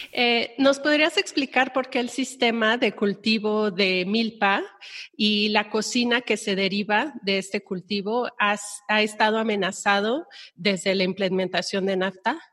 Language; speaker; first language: Spanish; native; Spanish